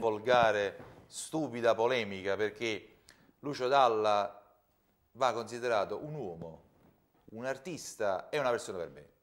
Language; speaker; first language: Italian; native; Italian